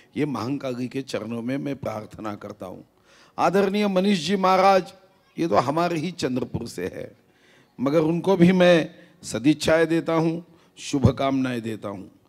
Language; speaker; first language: Hindi; non-native, local second language; Marathi